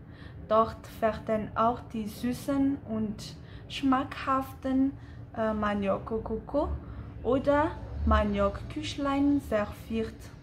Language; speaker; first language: German; non-native, fluent; Malagasy